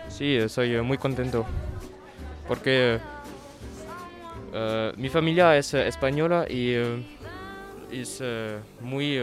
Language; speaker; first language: Spanish; non-native, learner; French